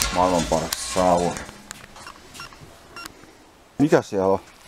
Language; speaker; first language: Finnish; native; Finnish